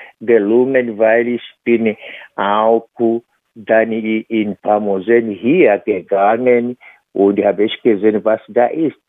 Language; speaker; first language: German; non-native, fluent; Swahili